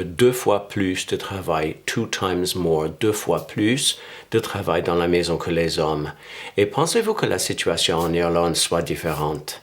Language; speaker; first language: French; non-native, fluent; English